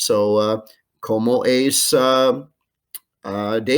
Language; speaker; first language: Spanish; non-native, fluent; English